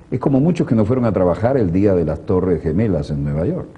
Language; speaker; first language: Spanish; native; Spanish